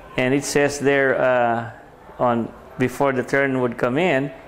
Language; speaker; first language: English; non-native, local second language; Filipino